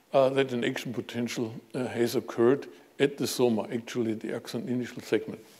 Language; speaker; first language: English; non-native, fluent; German